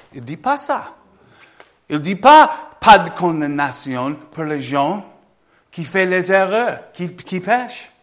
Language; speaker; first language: French; non-native, fluent; English